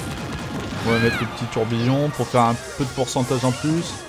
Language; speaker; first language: French; native; French